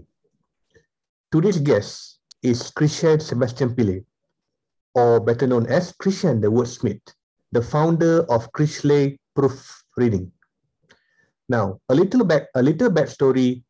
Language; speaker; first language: English; non-native, local second language; Tamil